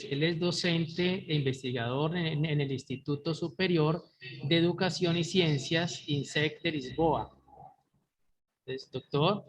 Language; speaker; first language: Spanish; native; Spanish